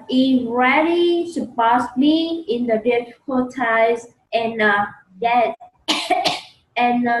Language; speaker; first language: English; non-native, learner; Vietnamese